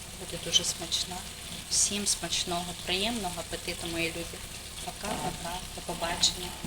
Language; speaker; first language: Ukrainian; non-native, local second language; Russian